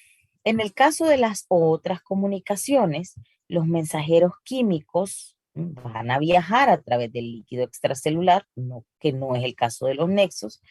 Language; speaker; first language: Spanish; native; Spanish